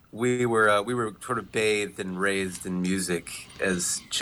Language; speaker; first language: English; native; English